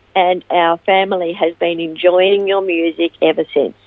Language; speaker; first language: English; native; English